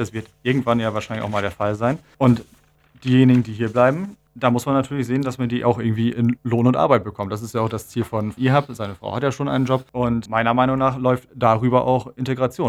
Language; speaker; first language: German; native; German